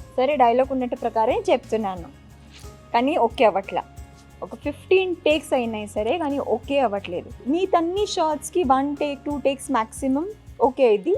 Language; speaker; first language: Telugu; non-native, fluent; Marathi